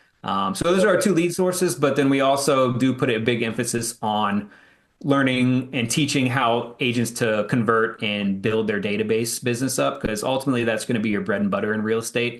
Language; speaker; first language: English; native; English